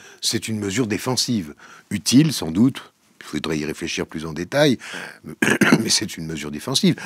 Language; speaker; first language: French; native; French